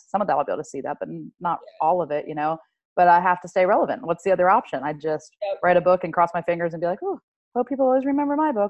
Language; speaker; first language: English; early bilingual, other home language; French